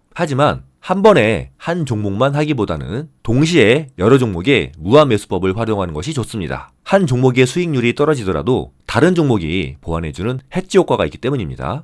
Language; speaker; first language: Korean; native; Korean